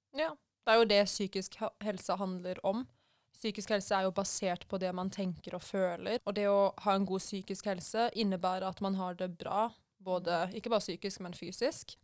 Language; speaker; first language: Norwegian; early bilingual, other home language; Persian